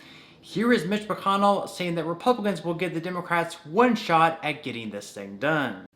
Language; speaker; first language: English; native; English